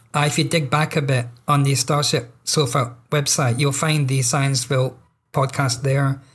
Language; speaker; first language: English; native; English